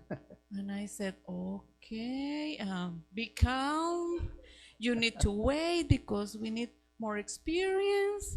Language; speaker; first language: English; non-native, learner; Spanish